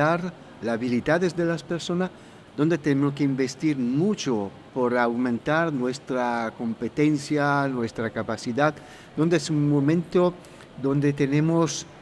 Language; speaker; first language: Spanish; non-native, fluent; Italian